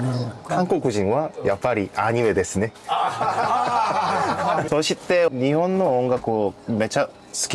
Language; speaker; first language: Japanese; non-native, learner; Korean